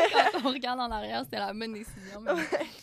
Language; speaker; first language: French; native; French